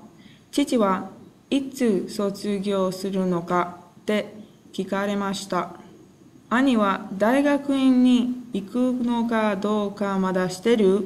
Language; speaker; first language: Japanese; non-native, learner; English